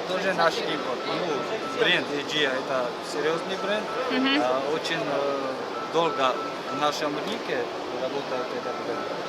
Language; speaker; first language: Russian; non-native, fluent; Georgian